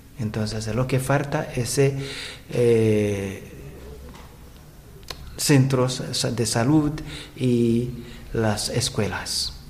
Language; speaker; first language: Spanish; non-native, learner; Rundi